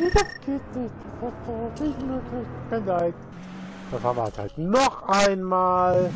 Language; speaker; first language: German; native; German